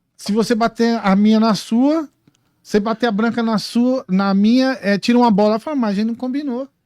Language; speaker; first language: Portuguese; native; Portuguese